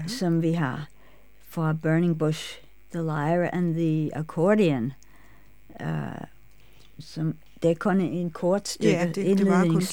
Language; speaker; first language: Danish; non-native, fluent; English